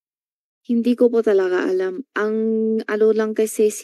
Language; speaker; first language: Filipino; non-native, learner; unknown